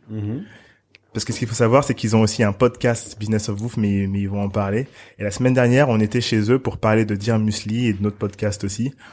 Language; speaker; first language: French; native; French